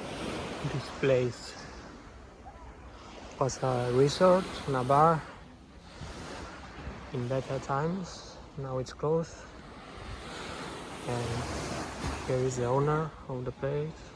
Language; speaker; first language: English; non-native, learner; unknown